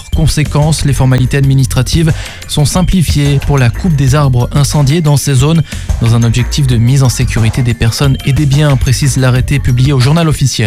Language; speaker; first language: French; native; French